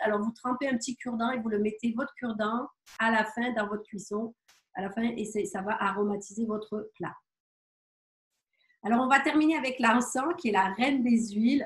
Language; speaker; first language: French; native; French